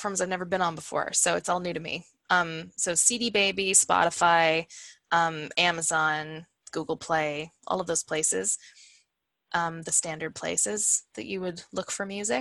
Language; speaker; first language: English; native; English